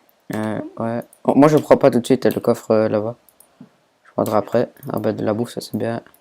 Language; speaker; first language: French; native; French